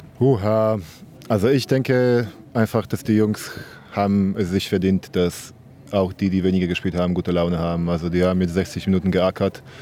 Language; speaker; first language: German; non-native, fluent; Polish